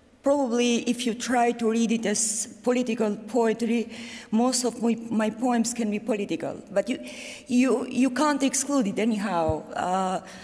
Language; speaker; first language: English; non-native, fluent; Albanian